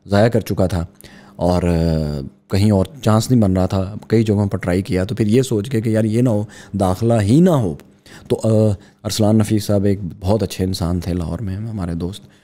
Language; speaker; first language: Urdu; non-native, local second language; Punjabi